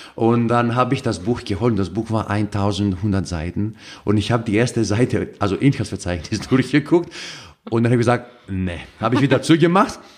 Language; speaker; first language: German; non-native, fluent; Greek